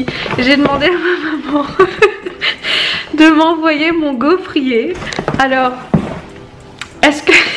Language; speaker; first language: French; native; French